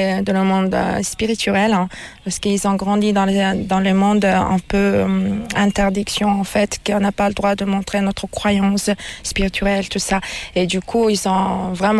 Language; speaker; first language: French; non-native, fluent; Mongolian